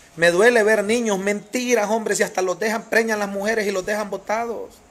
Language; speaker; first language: Spanish; native; Spanish